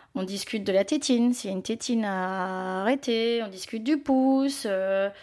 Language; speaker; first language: French; native; French